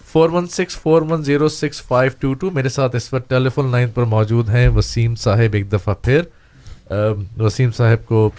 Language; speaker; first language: Urdu; native; Urdu